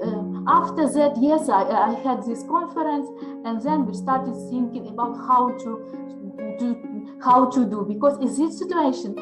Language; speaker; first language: English; non-native, learner; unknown